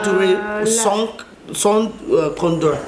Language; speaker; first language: French; non-native, learner; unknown